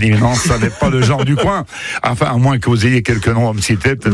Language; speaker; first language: French; native; French